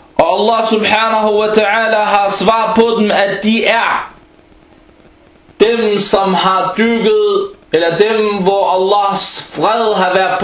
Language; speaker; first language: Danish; non-native, fluent; Arabic